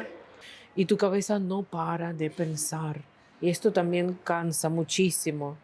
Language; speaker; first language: Spanish; non-native, fluent; Ukrainian